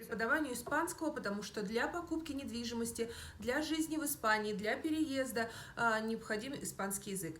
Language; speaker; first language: Russian; native; Russian